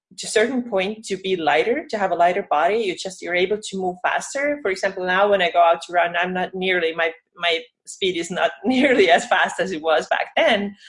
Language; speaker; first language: English; non-native, fluent; Estonian